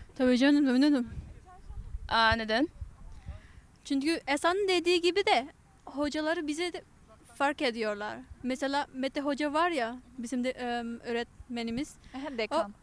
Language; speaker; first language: Turkish; non-native, fluent; Indonesian